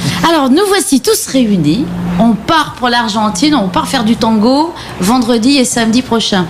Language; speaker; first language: French; native; French